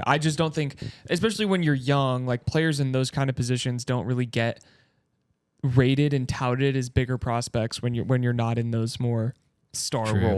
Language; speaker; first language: English; native; English